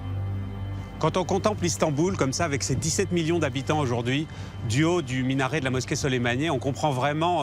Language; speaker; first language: French; native; French